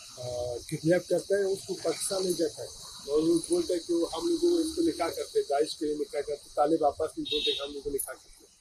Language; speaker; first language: Hindi; non-native, fluent; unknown